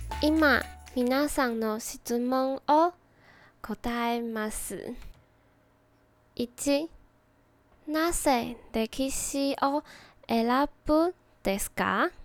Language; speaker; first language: Japanese; non-native, learner; Chinese